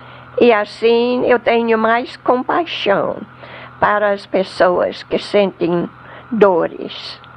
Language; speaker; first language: Portuguese; non-native, fluent; English